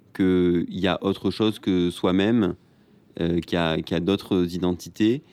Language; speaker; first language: French; native; French